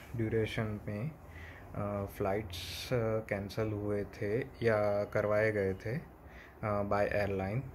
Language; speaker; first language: Hindi; non-native, local second language; Gujarati